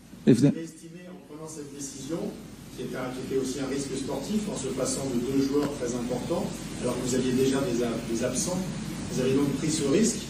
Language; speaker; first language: French; native; French